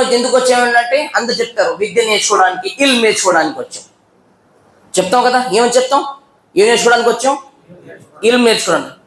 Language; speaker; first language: Telugu; non-native, local second language; Urdu